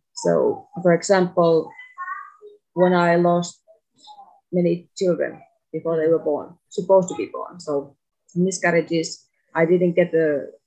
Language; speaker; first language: English; non-native, fluent; Finnish